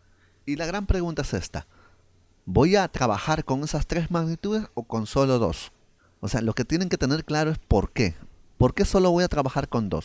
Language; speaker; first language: Spanish; native; Spanish